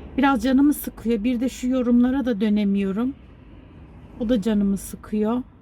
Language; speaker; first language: Turkish; native; Turkish